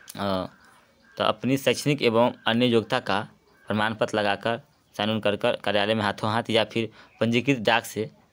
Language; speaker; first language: Hindi; native; Hindi